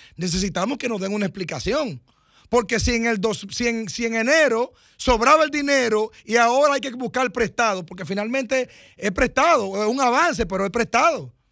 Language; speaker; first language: Spanish; native; Spanish